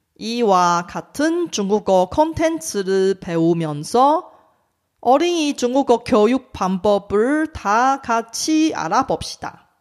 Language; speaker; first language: Korean; non-native, fluent; Chinese